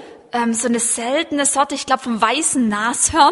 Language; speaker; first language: German; native; German